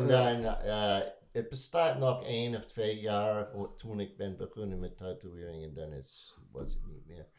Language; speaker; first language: Dutch; non-native, learner; English